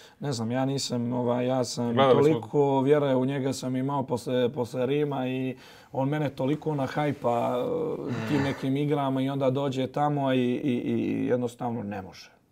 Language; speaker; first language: Serbian; native; Serbian